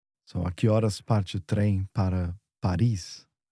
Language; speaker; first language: Portuguese; native; Portuguese